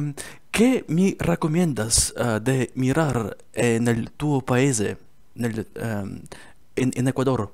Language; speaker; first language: Spanish; non-native, learner; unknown